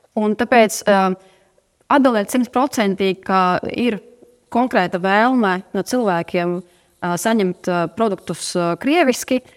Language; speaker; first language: Latvian; non-native, local second language; Russian